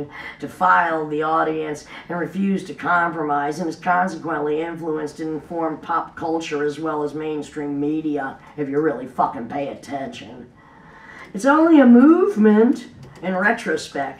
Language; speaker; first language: English; native; English